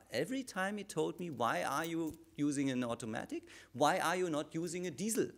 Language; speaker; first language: English; non-native, fluent; German